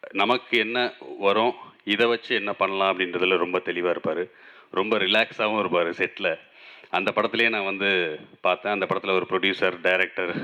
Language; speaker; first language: Tamil; native; Tamil